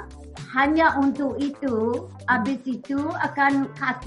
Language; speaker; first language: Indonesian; non-native, learner; English